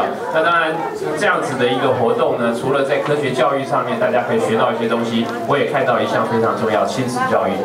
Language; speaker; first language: Chinese; native; Chinese